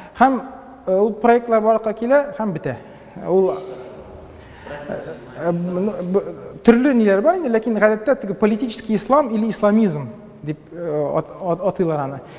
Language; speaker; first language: Tatar; native; Tatar